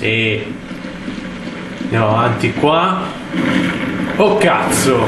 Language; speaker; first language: Italian; native; Italian